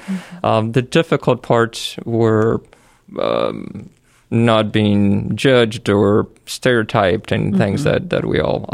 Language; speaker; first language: English; non-native, fluent; Portuguese